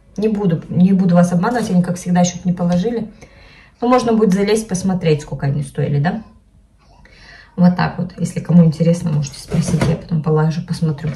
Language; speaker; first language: Russian; native; Russian